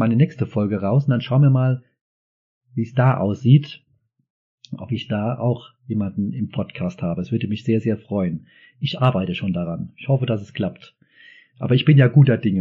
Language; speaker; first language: German; native; German